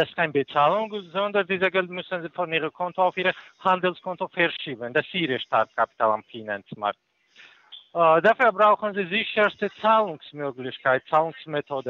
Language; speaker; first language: German; non-native, fluent; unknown